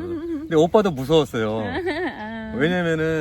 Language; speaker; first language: Korean; native; Korean